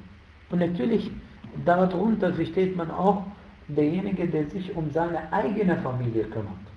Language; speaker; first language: German; non-native, fluent; Arabic